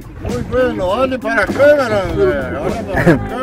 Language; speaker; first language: Spanish; non-native, learner; Portuguese